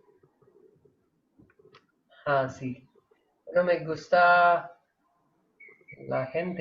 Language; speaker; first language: Spanish; non-native, learner; Malayalam